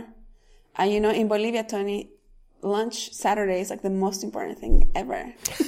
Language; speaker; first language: English; non-native, fluent; Spanish